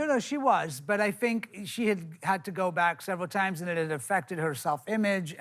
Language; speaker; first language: English; native; English